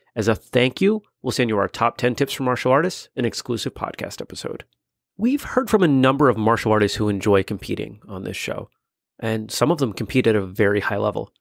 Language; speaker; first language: English; native; English